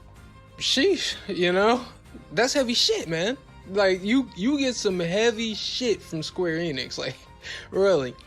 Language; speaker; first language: English; native; English